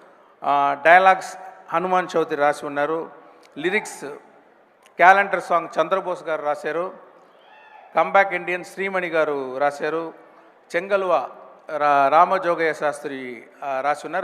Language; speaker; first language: Telugu; non-native, learner; Tamil